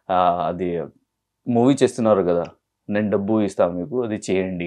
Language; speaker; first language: Telugu; non-native, learner; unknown